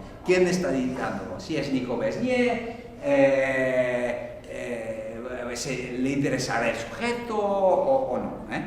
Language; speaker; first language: Spanish; non-native, fluent; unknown